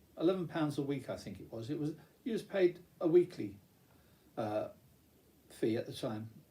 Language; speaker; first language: English; native; English